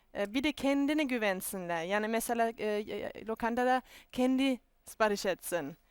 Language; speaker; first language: Turkish; non-native, fluent; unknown